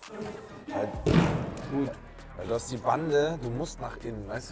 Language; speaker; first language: German; native; German